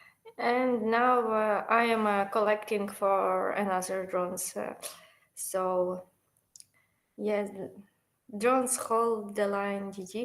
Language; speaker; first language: English; non-native, learner; Ukrainian